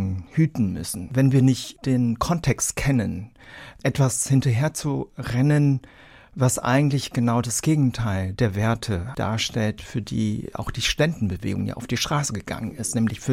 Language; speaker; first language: German; early bilingual, other home language; Vietnamese